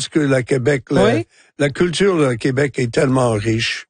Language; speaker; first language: French; non-native, local second language; English